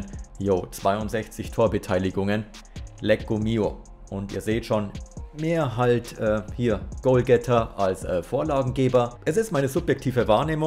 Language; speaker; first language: German; native; German